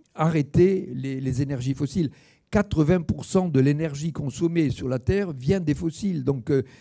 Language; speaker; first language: French; native; French